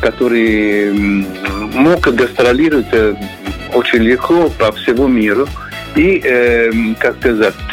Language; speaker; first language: Russian; non-native, fluent; Italian